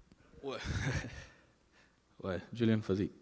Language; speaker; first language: French; non-native, learner; English